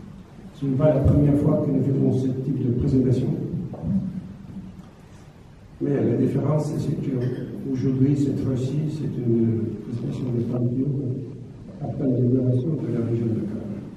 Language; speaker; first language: French; non-native, fluent; Azerbaijani